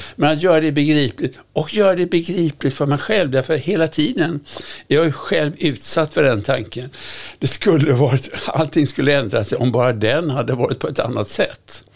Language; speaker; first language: Swedish; native; Swedish